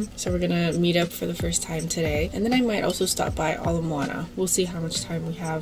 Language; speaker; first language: English; native; English